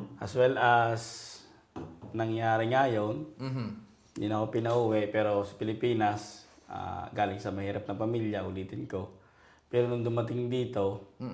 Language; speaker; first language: Filipino; native; Filipino